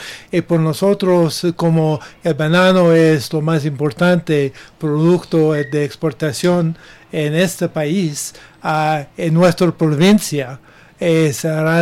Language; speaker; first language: Spanish; non-native, learner; English